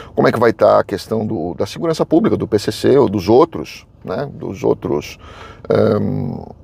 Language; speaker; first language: Portuguese; native; Portuguese